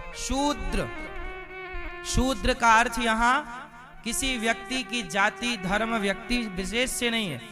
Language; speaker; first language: Hindi; native; Hindi